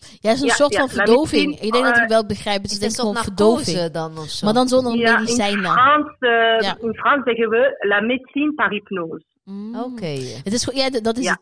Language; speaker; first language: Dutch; non-native, local second language; French